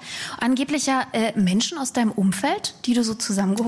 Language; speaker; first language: German; native; German